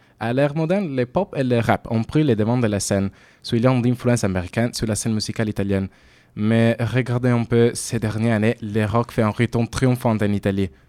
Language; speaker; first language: French; non-native, fluent; Italian